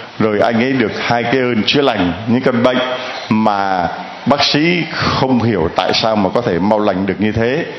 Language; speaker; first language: Vietnamese; native; Vietnamese